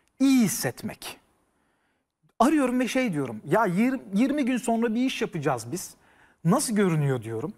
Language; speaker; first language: Turkish; native; Turkish